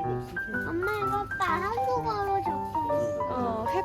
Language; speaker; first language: Korean; early bilingual, heritage; Korean